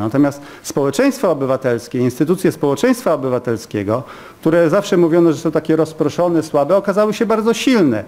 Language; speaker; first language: Polish; native; Polish